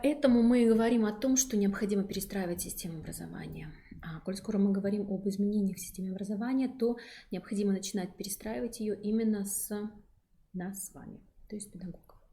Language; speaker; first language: Russian; native; Russian